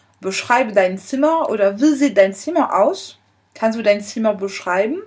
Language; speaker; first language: German; non-native, fluent; French